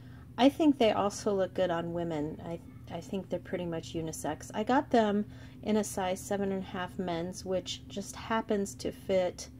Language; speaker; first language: English; native; English